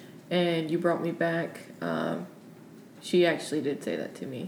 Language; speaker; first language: English; early bilingual, other home language; Spanish